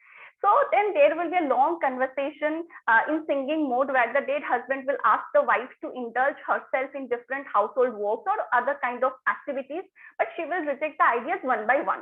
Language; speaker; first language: English; non-native, local second language; Bangla